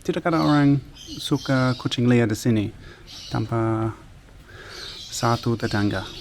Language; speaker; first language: Indonesian; non-native, learner; English